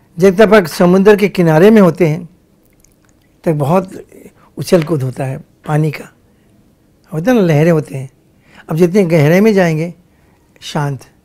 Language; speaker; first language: Hindi; non-native, local second language; Bangla